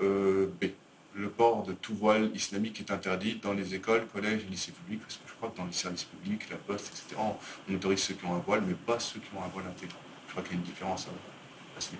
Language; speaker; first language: French; native; French